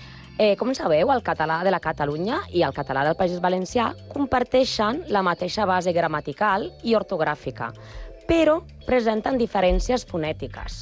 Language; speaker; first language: Catalan; non-native, learner; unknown